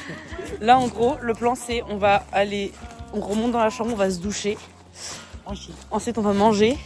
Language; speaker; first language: French; native; French